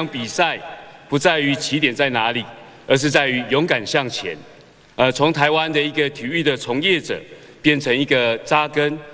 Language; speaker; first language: Chinese; native; Chinese